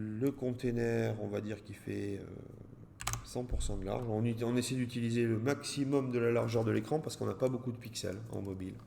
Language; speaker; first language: French; native; French